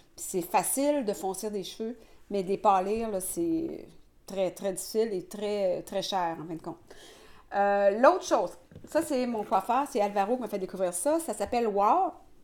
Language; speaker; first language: French; native; French